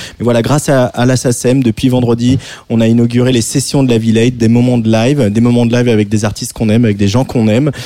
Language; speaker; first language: French; native; French